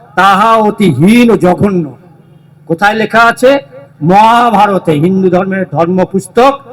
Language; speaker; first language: Bangla; native; Bangla